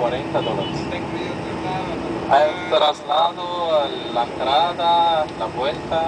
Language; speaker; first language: Spanish; non-native, fluent; Arabic